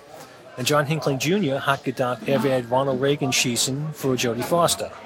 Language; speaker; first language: German; non-native, fluent; English